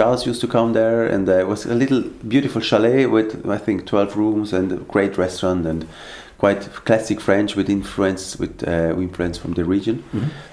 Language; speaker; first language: English; non-native, fluent; Swiss German